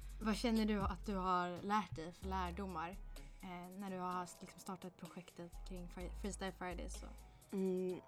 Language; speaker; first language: Swedish; native; Swedish